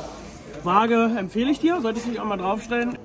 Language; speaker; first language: German; native; German